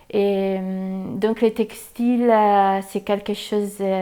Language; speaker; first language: French; non-native, fluent; Italian